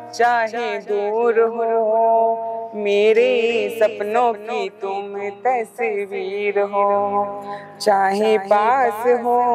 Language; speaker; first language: Hindi; native; Hindi